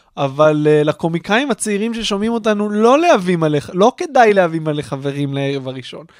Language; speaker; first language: Hebrew; native; Hebrew